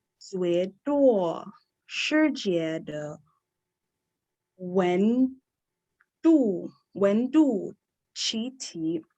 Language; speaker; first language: Chinese; non-native, learner; English